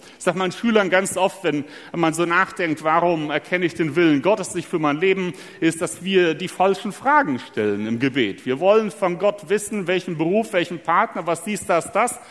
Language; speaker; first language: German; early bilingual, other home language; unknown